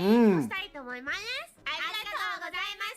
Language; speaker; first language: Japanese; native; Japanese